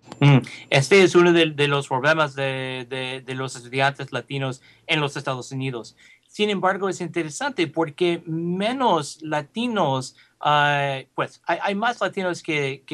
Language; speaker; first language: Spanish; early bilingual, heritage; Spanish